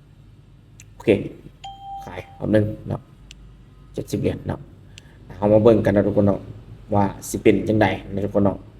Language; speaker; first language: Thai; non-native, local second language; Northeastern Thai